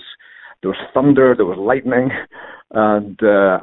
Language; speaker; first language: English; native; English